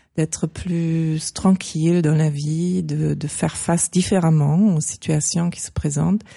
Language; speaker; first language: French; non-native, fluent; German